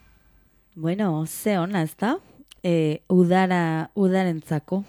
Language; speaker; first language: Basque; non-native, local second language; Spanish